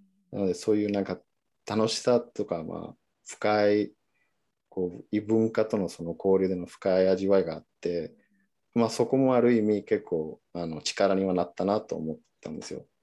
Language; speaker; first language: Japanese; non-native, fluent; Spanish